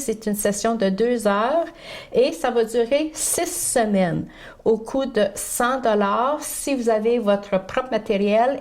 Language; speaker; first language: French; native; French